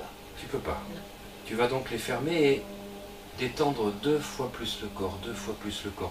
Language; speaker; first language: French; native; French